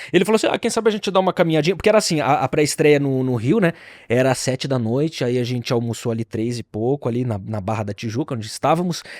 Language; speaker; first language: Portuguese; native; Portuguese